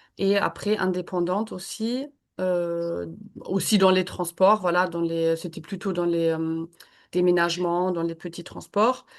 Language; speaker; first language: French; non-native, fluent; German